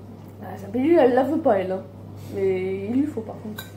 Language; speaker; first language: French; native; French